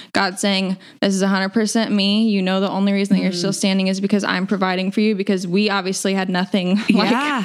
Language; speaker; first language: English; native; English